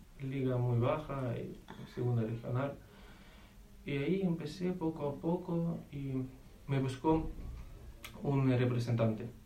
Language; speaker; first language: Spanish; non-native, learner; Ukrainian